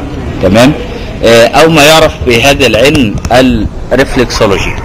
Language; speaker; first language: Arabic; native; Arabic